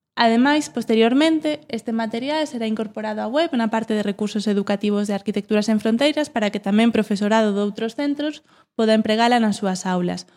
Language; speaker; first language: Galician; non-native, local second language; Spanish